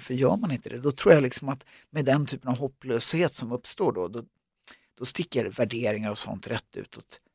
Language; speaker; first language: Swedish; native; Swedish